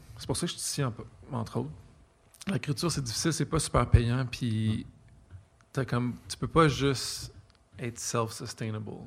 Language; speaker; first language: French; native; French